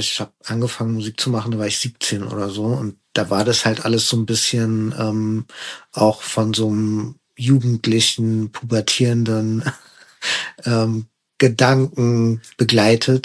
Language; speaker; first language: German; early bilingual, other home language; Persian